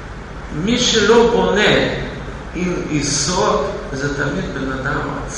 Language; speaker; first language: Hebrew; non-native, fluent; Russian